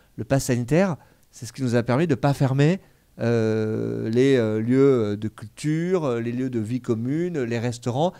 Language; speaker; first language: French; native; French